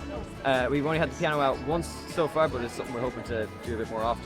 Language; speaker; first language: English; native; English